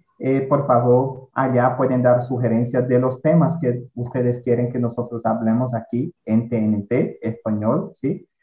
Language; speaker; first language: Spanish; non-native, fluent; Portuguese